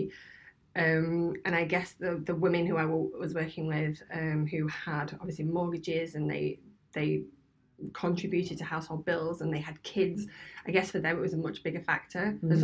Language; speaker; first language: English; native; English